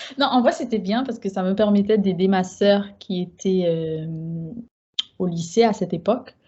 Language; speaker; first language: French; native; French